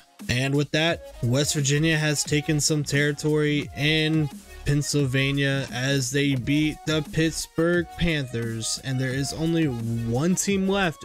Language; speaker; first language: English; native; English